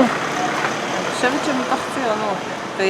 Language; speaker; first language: Hebrew; native; Hebrew